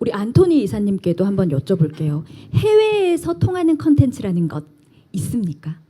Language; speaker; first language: Korean; native; Korean